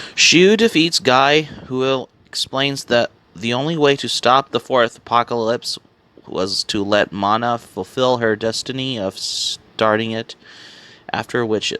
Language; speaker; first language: English; native; English